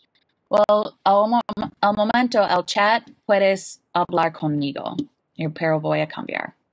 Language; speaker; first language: Spanish; non-native, learner; English